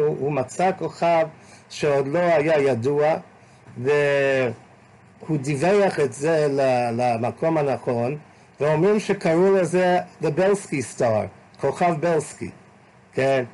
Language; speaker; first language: Hebrew; non-native, fluent; English